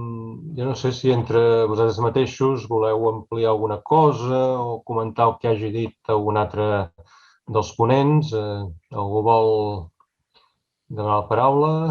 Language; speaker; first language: Catalan; native; Catalan